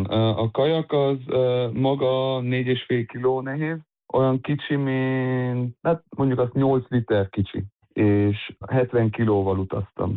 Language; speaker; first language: Hungarian; early bilingual, heritage; Hungarian